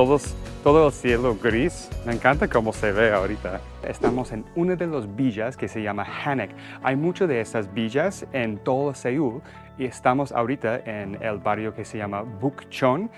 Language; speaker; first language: Spanish; non-native, fluent; English